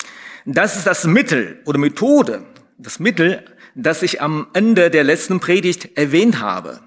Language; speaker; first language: German; non-native, fluent; Chinese